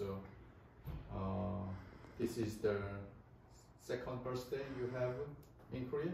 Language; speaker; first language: English; non-native, learner; Korean